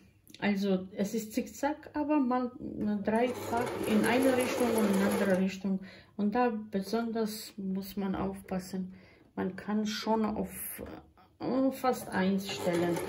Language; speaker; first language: German; non-native, fluent; Croatian